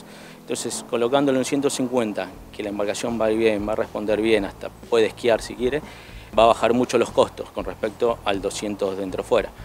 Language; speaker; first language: Spanish; native; Spanish